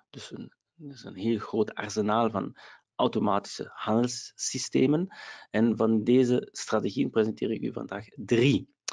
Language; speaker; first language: Dutch; non-native, local second language; German